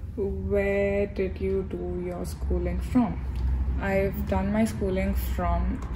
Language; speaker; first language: English; non-native, local second language; Telugu